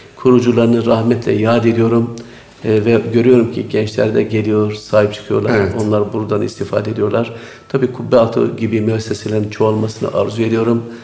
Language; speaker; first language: Turkish; native; Turkish